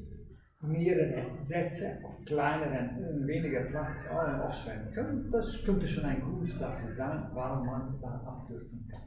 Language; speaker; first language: German; non-native, fluent; Hungarian